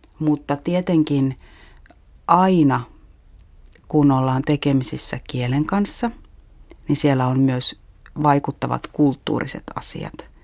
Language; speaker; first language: Finnish; native; Finnish